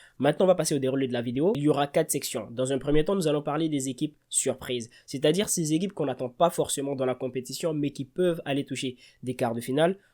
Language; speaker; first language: French; early bilingual, other home language; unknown